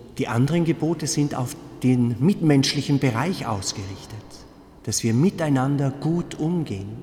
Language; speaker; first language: German; native; German